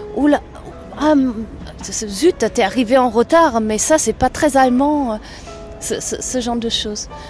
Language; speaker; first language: French; non-native, fluent; German